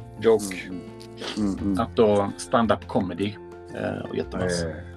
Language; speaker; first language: Japanese; non-native, learner; Swedish